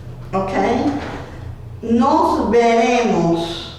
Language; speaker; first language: Spanish; non-native, learner; English